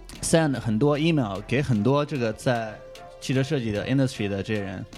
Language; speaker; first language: Chinese; early bilingual, heritage; Chinese